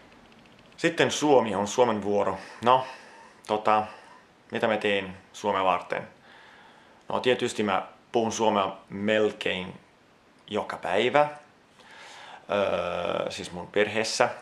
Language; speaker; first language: Finnish; non-native, fluent; Italian